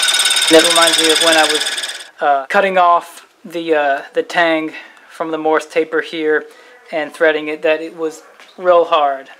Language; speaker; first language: English; native; English